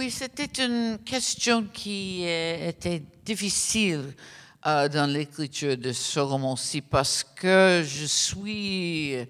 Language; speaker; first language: French; non-native, fluent; English